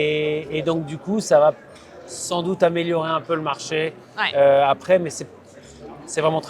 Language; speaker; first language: French; native; French